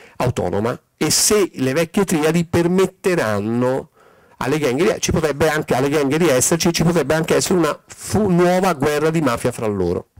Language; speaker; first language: Italian; native; Italian